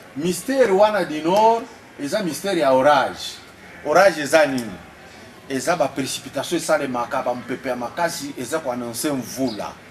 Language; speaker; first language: Lingala; non-native, local second language; Swahili